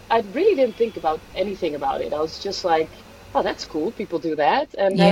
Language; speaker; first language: English; non-native, fluent; Dutch